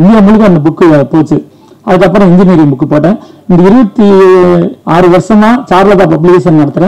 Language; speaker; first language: Tamil; native; Tamil